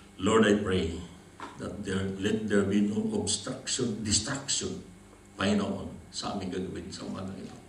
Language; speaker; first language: Filipino; non-native, local second language; Cebuano